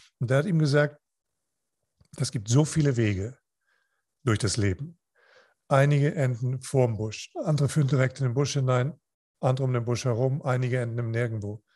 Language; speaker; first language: German; non-native, fluent; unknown